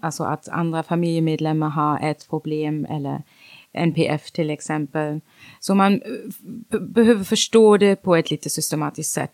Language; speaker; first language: Swedish; non-native, fluent; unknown